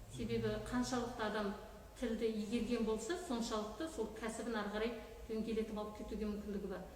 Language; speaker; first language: Kazakh; native; Kazakh